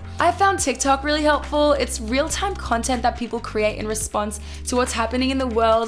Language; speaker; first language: English; native; English